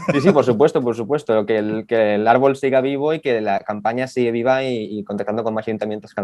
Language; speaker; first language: Spanish; native; Spanish